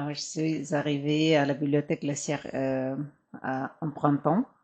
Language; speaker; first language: French; non-native, fluent; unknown